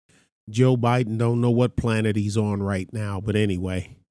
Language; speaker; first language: English; native; English